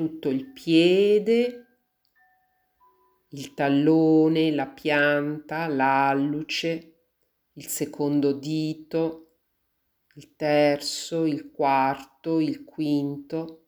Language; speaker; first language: Italian; native; Italian